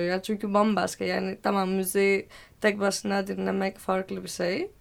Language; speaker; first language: Turkish; non-native, fluent; Greek